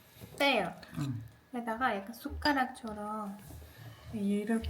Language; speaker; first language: Korean; non-native, learner; Turkish